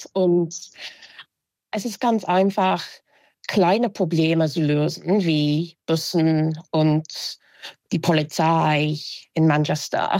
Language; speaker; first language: German; non-native, fluent; English